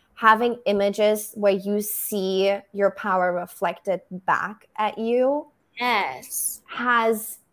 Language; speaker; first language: English; non-native, fluent; German